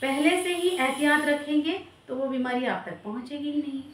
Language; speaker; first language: Hindi; non-native, local second language; Marathi